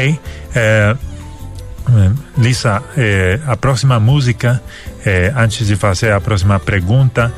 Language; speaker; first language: Portuguese; non-native, fluent; Spanish